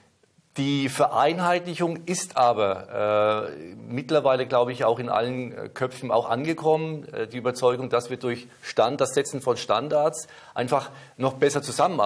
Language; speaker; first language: German; native; German